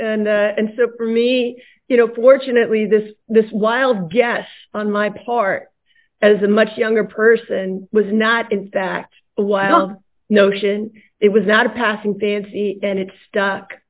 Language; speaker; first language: English; native; English